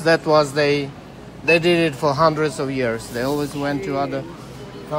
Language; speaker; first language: English; non-native, fluent; Ukrainian